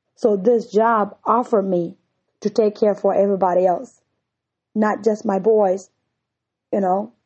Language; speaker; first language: English; non-native, fluent; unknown